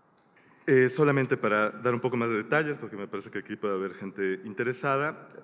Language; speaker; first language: Spanish; native; Spanish